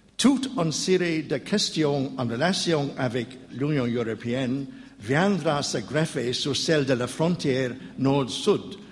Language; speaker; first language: French; non-native, learner; English